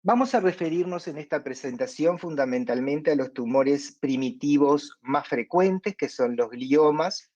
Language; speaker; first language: Spanish; native; Spanish